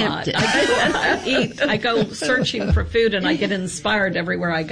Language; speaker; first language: English; native; English